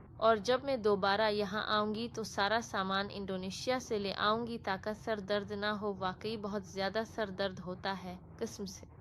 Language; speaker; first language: Urdu; non-native, fluent; Indonesian